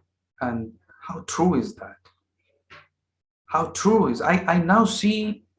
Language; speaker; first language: English; non-native, local second language; Hindi